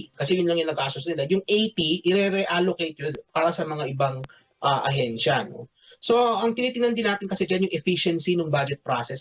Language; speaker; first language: Filipino; native; Filipino